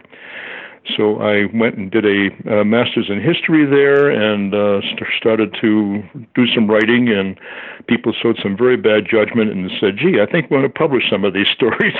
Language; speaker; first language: English; native; English